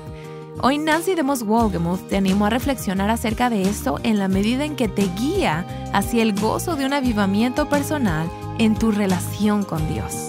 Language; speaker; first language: Spanish; native; Spanish